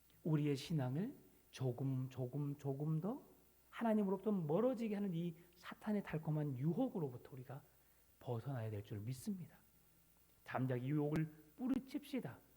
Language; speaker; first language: Korean; native; Korean